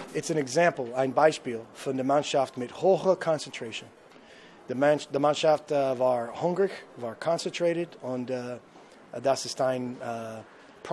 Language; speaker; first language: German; non-native, fluent; English